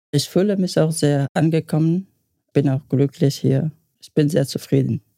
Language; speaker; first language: German; non-native, learner; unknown